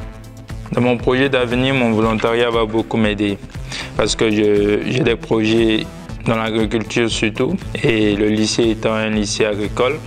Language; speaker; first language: French; non-native, fluent; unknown